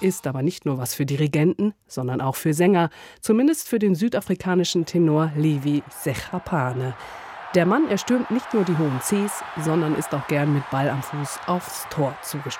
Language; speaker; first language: German; native; German